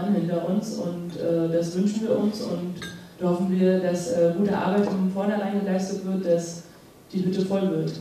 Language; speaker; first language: German; native; German